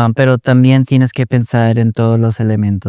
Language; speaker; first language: Spanish; early bilingual, other home language; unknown